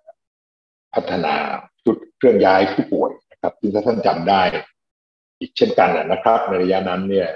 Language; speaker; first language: Thai; native; Thai